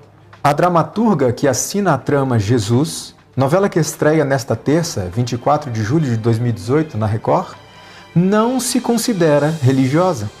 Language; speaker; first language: Portuguese; native; Portuguese